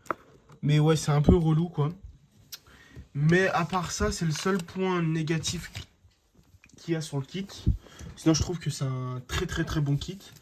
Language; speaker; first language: French; native; French